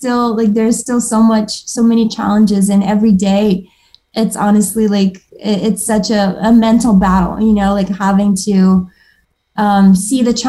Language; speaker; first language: English; early bilingual, other home language; Romanian